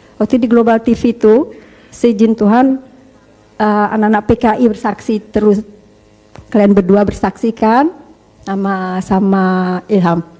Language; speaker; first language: Indonesian; early bilingual, heritage; Indonesian